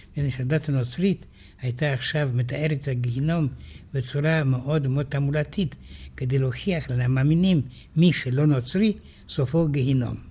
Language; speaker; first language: Hebrew; non-native, fluent; Romanian